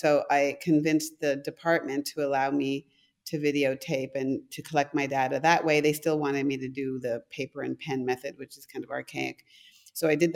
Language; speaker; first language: English; non-native, fluent; German